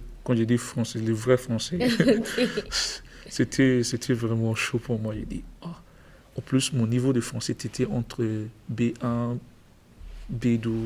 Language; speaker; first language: French; non-native, learner; English